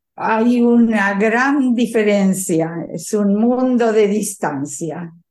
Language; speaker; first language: Spanish; native; Spanish